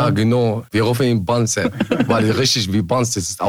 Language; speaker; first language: German; non-native, learner; Arabic